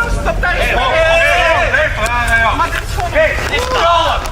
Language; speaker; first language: Dutch; native; Dutch